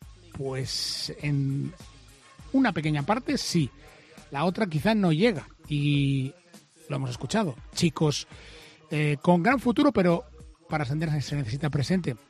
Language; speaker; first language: Spanish; native; Spanish